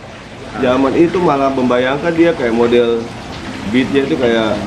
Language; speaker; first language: Indonesian; native; Indonesian